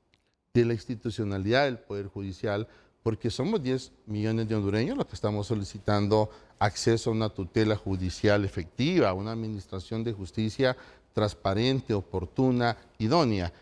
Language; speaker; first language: Spanish; native; Spanish